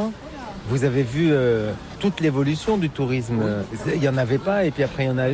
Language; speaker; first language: French; native; French